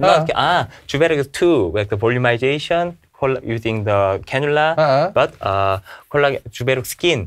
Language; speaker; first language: English; non-native, learner; Korean